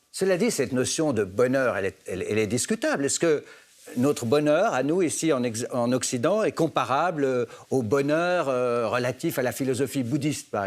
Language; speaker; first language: French; native; French